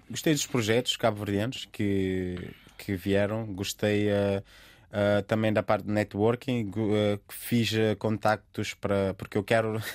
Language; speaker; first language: Portuguese; non-native, local second language; Kabuverdianu